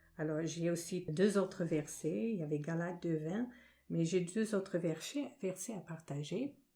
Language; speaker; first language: French; non-native, fluent; English